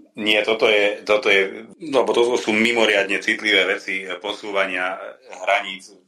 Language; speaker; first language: Slovak; non-native, local second language; Hungarian